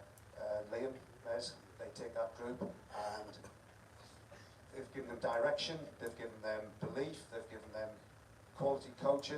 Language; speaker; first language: English; native; English